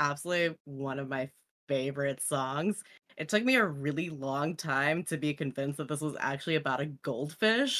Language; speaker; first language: English; native; English